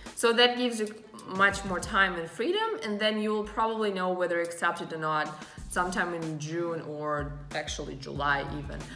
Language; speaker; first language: English; non-native, fluent; Russian